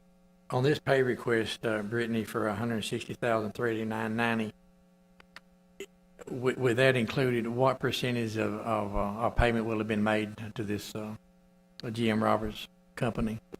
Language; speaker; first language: English; native; English